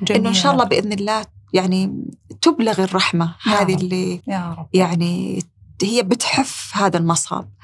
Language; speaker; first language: Arabic; native; Arabic